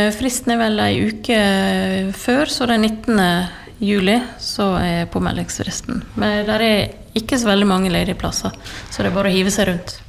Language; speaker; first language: Norwegian; native; Norwegian